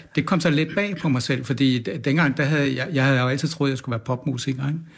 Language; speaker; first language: Danish; native; Danish